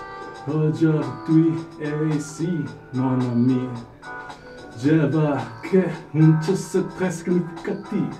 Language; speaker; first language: French; non-native, learner; Spanish